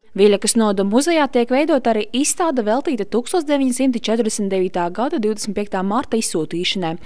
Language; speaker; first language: Latvian; native; Latvian